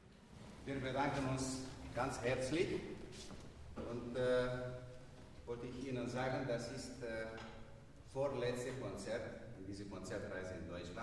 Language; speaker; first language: German; non-native, fluent; Romanian